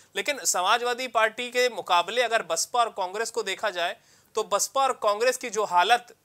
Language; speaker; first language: Hindi; native; Hindi